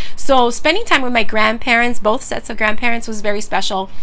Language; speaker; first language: English; early bilingual, other home language; Spanish